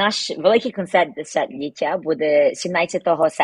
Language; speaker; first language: Ukrainian; early bilingual, heritage; Ukrainian